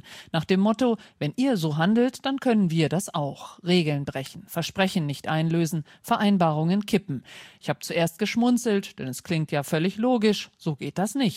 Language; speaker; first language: German; native; German